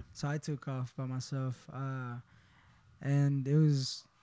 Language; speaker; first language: English; early bilingual, other home language; Spanish